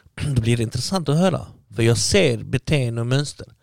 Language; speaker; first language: Swedish; early bilingual, other home language; Arabic